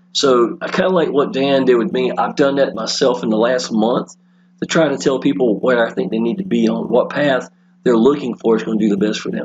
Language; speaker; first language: English; native; English